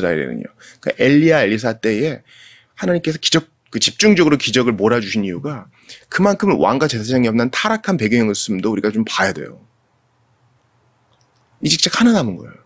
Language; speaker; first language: Korean; native; Korean